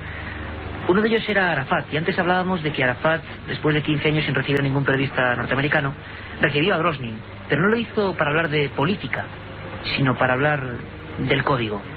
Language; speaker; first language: Spanish; native; Spanish